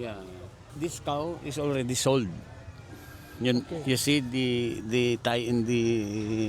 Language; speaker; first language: English; non-native, local second language; Hiligaynon